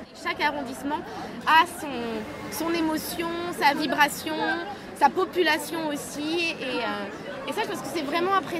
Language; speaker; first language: French; non-native, fluent; English